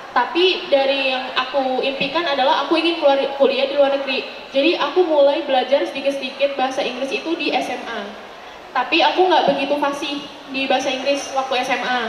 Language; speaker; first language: Indonesian; native; Indonesian